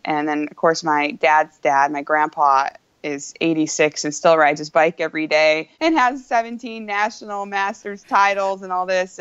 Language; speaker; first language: English; native; English